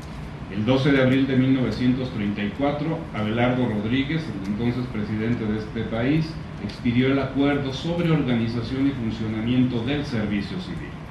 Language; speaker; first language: Spanish; native; Spanish